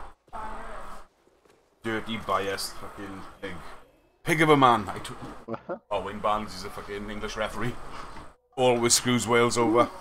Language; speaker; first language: English; native; English